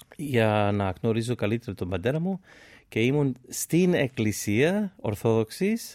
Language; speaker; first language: Greek; non-native, fluent; English